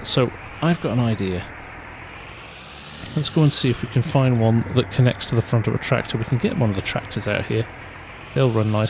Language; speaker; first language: English; native; English